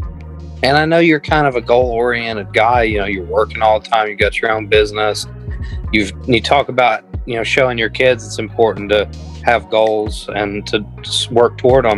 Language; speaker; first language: English; native; English